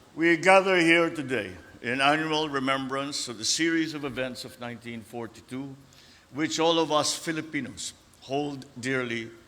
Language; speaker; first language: English; non-native, local second language; Filipino